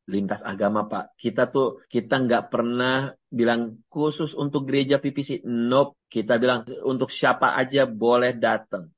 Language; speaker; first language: Indonesian; native; Indonesian